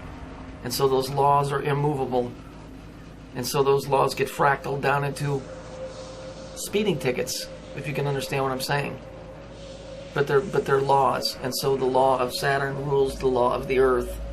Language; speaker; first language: English; native; English